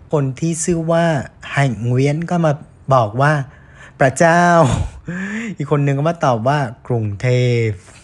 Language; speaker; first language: Thai; non-native, fluent; Vietnamese